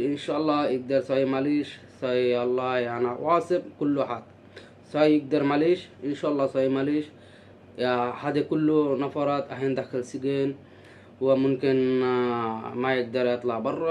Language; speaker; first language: Arabic; non-native, learner; Bangla